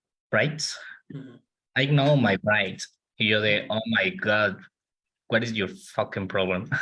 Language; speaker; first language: English; non-native, learner; Spanish